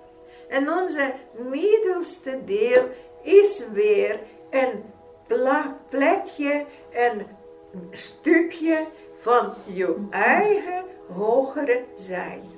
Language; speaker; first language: Dutch; non-native, fluent; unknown